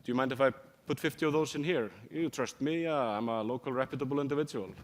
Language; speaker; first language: English; non-native, fluent; Icelandic